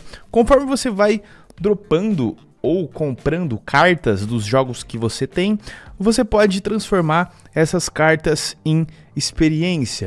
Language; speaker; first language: Portuguese; native; Portuguese